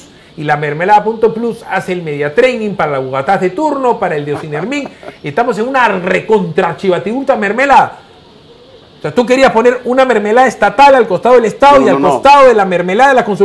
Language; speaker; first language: Spanish; native; Spanish